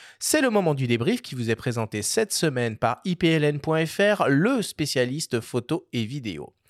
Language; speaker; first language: French; native; French